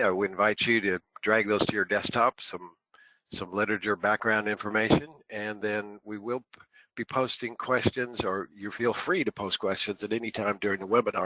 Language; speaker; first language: English; native; English